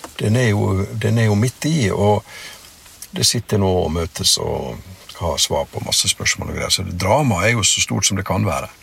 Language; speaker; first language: Norwegian; native; Norwegian